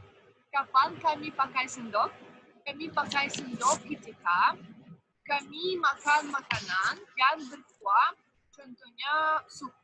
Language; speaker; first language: Indonesian; non-native, fluent; Russian